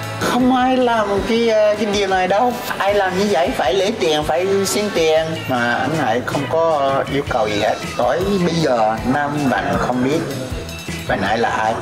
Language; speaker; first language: Vietnamese; non-native, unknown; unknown